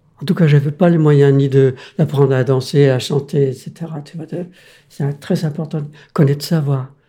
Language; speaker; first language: French; non-native, fluent; Danish